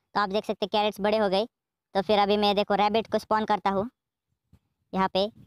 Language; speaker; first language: Hindi; native; Hindi